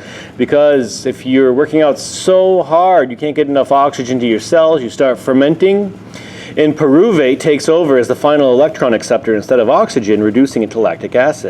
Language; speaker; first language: English; native; English